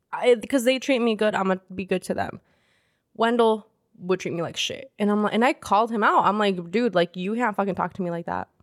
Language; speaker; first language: English; early bilingual, other home language; Spanish